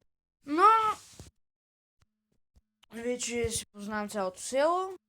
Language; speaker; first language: Bulgarian; native; Bulgarian